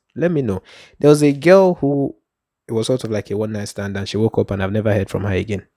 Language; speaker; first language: English; non-native, local second language; Yoruba